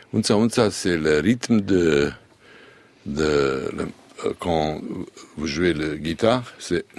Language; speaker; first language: French; non-native, learner; Serbian